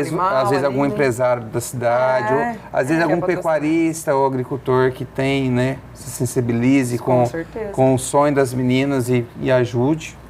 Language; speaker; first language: Portuguese; native; Portuguese